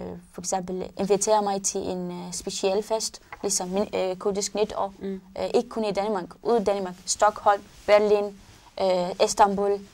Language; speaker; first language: Danish; non-native, learner; Arabic